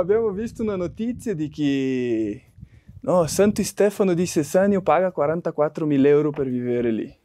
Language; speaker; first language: Italian; non-native, learner; Portuguese